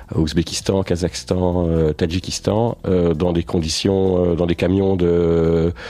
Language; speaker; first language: French; native; French